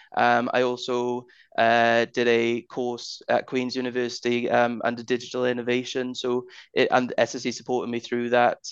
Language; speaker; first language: English; native; English